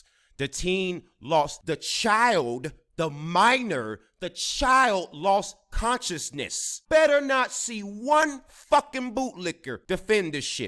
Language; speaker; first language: English; native; English